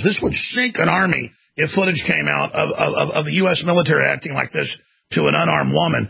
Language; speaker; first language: English; native; English